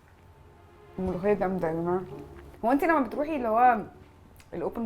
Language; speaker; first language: Arabic; native; Arabic